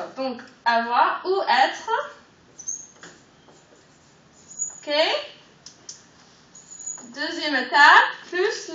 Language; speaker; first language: French; non-native, fluent; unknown